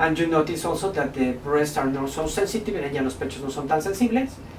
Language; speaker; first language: English; non-native, fluent; Spanish